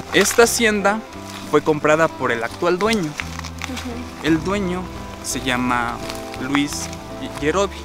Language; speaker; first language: Spanish; native; Spanish